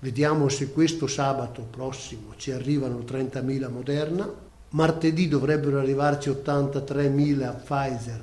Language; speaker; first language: Italian; native; Italian